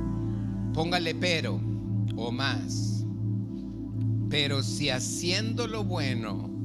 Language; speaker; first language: Spanish; native; Spanish